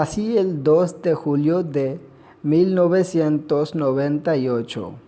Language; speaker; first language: Spanish; non-native, learner; Urdu